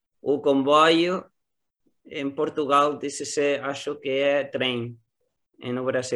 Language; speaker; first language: Portuguese; non-native, learner; Spanish